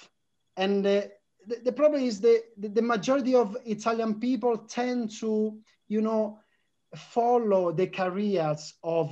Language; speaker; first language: English; non-native, fluent; Italian